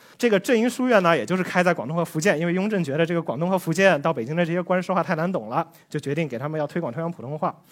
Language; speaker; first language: Chinese; native; Chinese